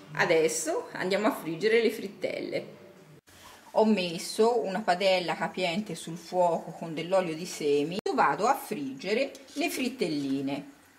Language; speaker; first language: Italian; native; Italian